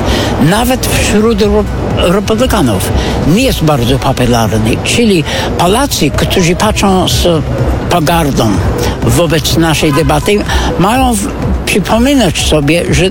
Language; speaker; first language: Polish; non-native, fluent; English